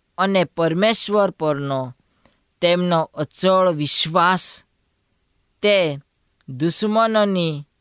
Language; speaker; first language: Gujarati; non-native, local second language; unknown